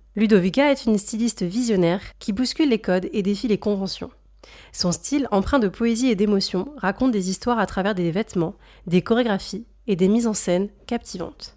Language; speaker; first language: French; native; French